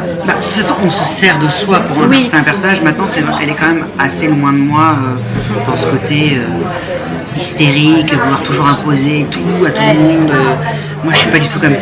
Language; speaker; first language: French; native; French